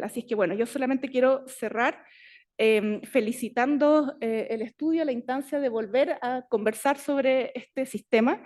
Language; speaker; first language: Spanish; native; Spanish